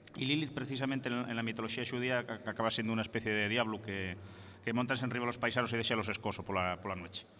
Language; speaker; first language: Asturian; native; Asturian